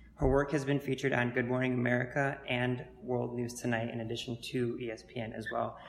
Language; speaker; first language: English; native; English